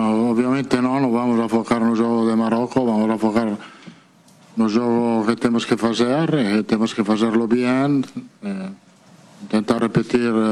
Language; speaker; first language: Portuguese; non-native, fluent; Italian